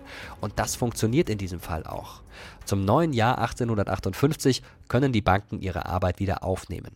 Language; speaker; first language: German; native; German